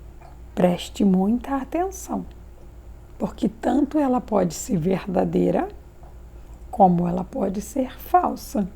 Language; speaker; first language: Portuguese; native; Portuguese